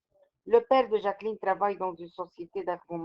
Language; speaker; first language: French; non-native, fluent; Arabic